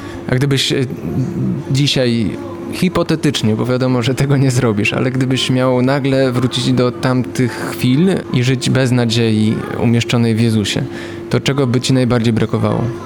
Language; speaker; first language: Polish; native; Polish